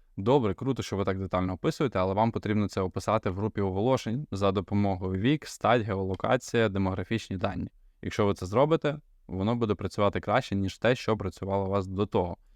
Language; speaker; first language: Ukrainian; non-native, local second language; Russian